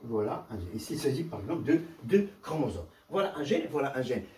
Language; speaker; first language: French; non-native, local second language; Arabic